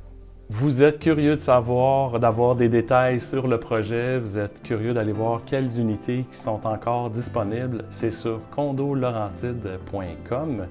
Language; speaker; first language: French; native; French